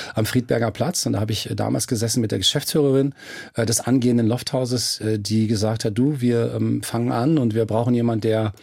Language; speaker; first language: German; native; German